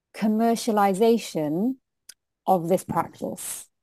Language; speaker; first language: English; non-native, local second language; Hindi